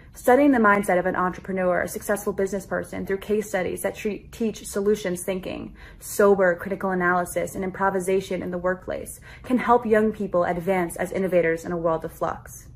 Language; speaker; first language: English; native; English